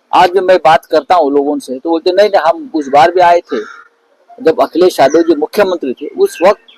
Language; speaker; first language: Hindi; non-native, local second language; Marathi